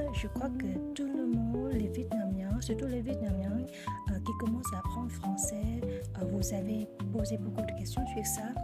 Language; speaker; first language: French; non-native, fluent; Vietnamese